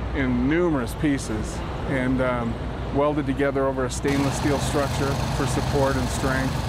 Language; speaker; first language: English; native; English